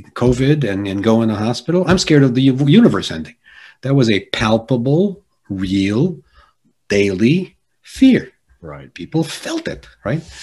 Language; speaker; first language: English; early bilingual, other home language; Polish